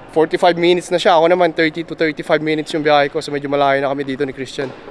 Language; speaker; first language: Filipino; native; Filipino